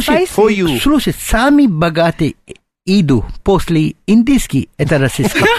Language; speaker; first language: Russian; non-native, learner; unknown